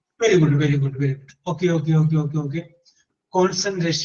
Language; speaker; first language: Malayalam; native; Malayalam